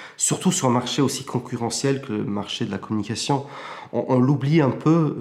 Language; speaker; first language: French; early bilingual, heritage; French